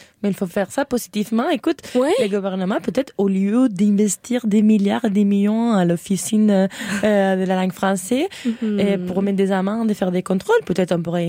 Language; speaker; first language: French; non-native, fluent; Spanish